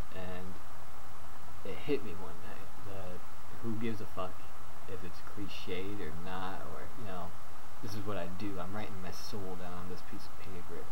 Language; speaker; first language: English; native; English